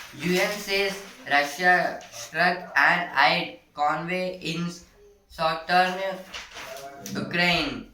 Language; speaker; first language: English; non-native, local second language; Telugu